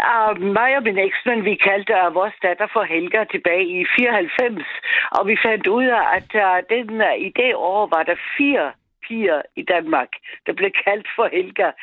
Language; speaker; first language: Danish; non-native, fluent; German